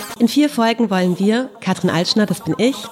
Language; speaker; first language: German; native; German